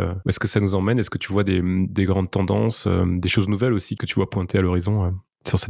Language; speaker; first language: French; native; French